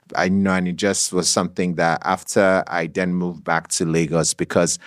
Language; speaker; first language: English; non-native, local second language; Yoruba